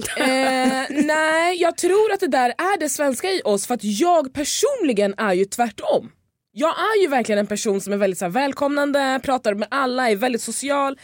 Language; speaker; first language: Swedish; native; Swedish